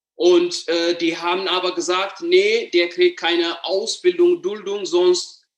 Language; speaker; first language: German; non-native, fluent; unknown